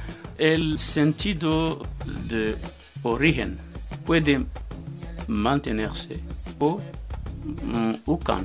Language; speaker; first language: Spanish; non-native, fluent; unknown